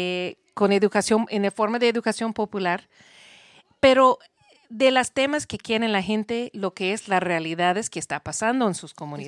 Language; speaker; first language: Spanish; non-native, learner; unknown